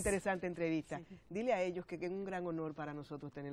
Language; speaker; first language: Spanish; native; Spanish